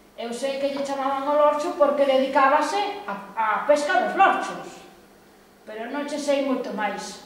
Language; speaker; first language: Galician; native; Galician